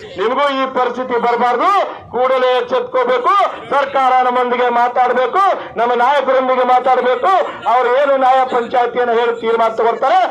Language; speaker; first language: Kannada; non-native, local second language; Lambadi